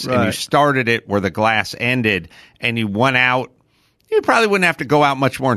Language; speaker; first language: English; native; English